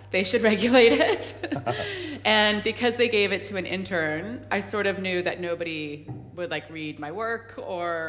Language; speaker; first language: English; native; English